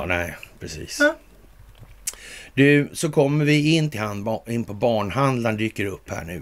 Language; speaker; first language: Swedish; native; Swedish